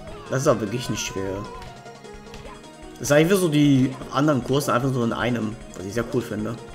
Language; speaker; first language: German; native; German